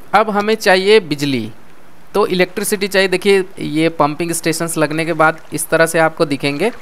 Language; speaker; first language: Hindi; native; Hindi